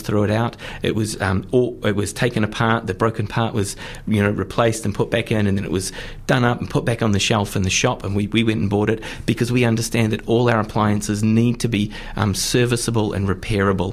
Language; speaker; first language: English; native; English